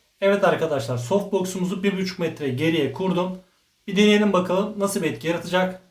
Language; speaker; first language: Turkish; native; Turkish